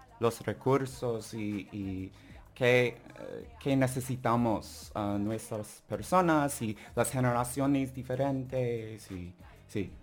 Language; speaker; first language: Spanish; non-native, learner; English